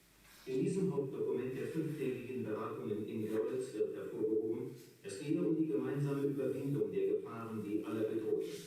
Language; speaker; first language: German; native; German